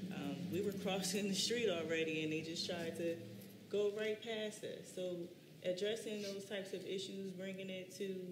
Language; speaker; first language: English; native; English